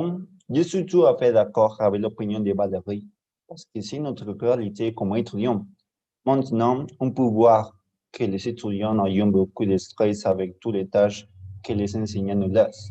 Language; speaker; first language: French; non-native, learner; Spanish